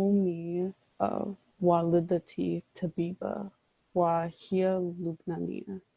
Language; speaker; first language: Arabic; non-native, learner; English